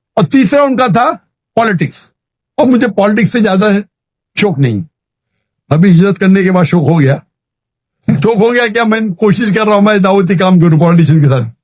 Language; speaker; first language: Urdu; non-native, local second language; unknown